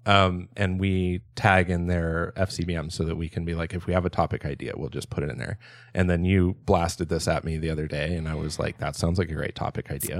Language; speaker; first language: English; native; English